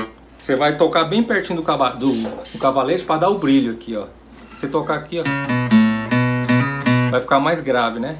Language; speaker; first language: Portuguese; native; Portuguese